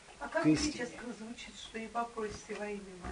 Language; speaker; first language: Russian; native; Russian